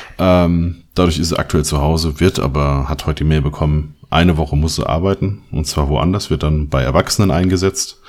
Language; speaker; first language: German; native; German